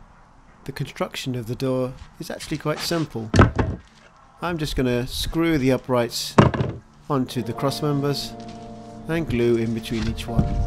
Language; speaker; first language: English; native; English